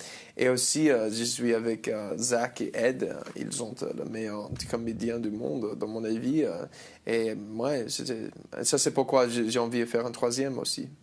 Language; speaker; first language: French; non-native, learner; English